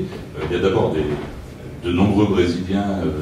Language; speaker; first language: French; native; French